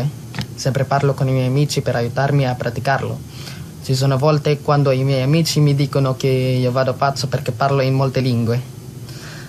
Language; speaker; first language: Italian; non-native, learner; Filipino